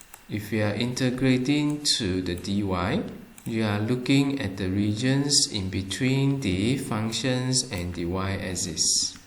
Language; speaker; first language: English; non-native, fluent; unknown